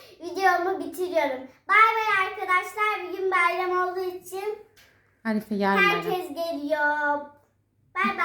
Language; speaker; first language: Turkish; native; Turkish